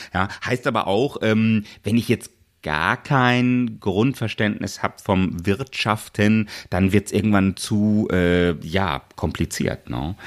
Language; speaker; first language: German; native; German